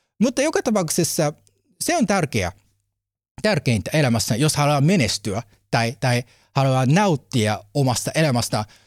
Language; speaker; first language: Finnish; non-native, learner; Japanese